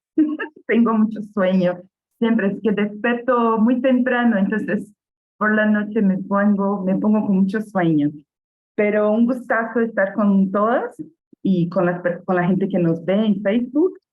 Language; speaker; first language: Spanish; non-native, fluent; Portuguese